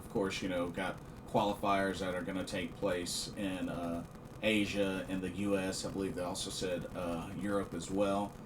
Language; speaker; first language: English; native; English